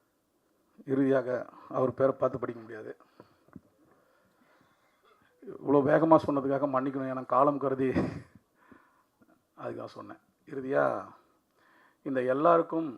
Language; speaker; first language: Tamil; native; Tamil